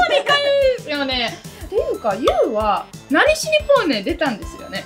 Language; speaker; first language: Japanese; non-native, fluent; Italian